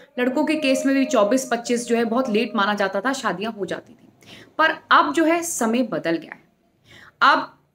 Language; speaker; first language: Hindi; native; Hindi